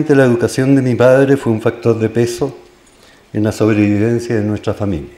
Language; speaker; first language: Spanish; native; Spanish